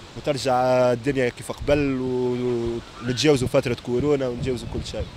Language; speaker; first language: Arabic; native; Arabic